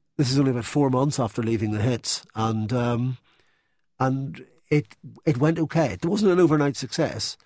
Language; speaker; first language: English; native; English